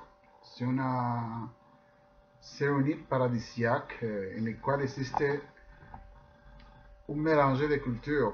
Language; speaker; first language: French; non-native, fluent; Spanish